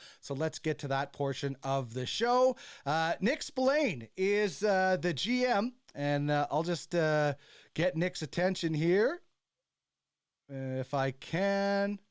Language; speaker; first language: English; native; English